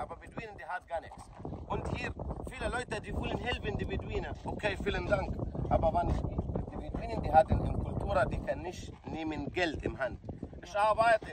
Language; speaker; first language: German; non-native, learner; Arabic